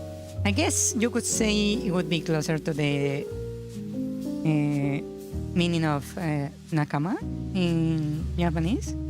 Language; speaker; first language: English; non-native, fluent; Spanish